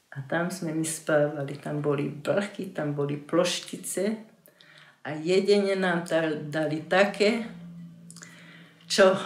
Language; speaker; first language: Slovak; non-native, local second language; German